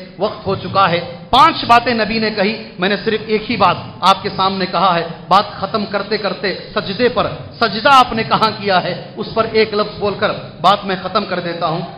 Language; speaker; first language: Urdu; native; Urdu